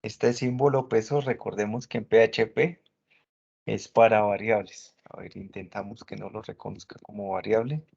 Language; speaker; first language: Spanish; native; Spanish